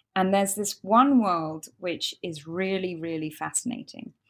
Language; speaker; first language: English; native; English